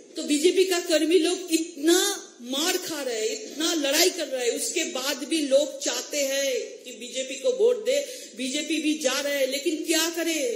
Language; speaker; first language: Hindi; non-native, local second language; Bangla